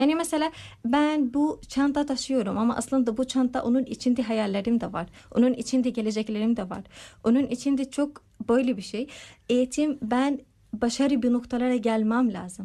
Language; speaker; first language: Turkish; non-native, learner; Arabic